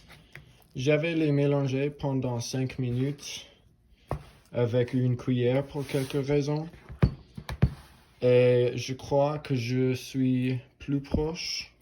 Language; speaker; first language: French; non-native, learner; English